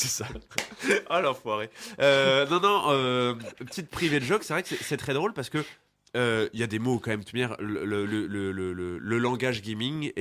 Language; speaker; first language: French; native; French